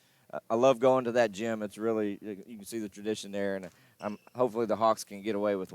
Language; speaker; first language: English; native; English